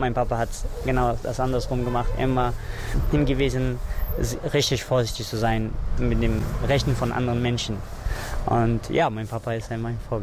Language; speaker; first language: German; non-native, fluent; Persian